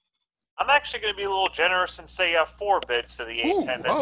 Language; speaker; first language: English; native; English